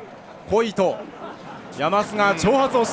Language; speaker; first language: Japanese; native; Japanese